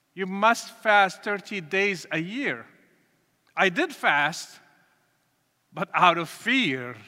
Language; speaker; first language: English; non-native, fluent; Arabic